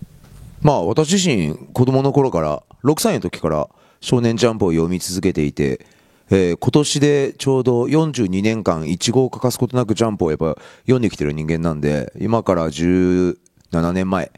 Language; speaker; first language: Japanese; native; Japanese